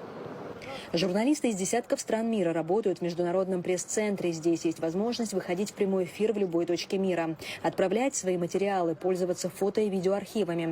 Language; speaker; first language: Russian; native; Russian